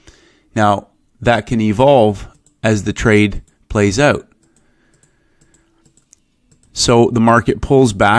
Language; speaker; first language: English; native; English